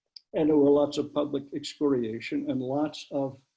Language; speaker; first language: English; native; English